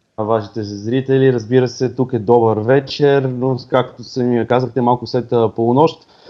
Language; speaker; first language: Bulgarian; native; Bulgarian